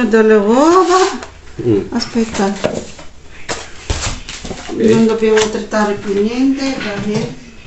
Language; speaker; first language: Italian; non-native, learner; Filipino